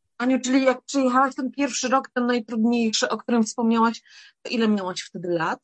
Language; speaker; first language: Polish; native; Polish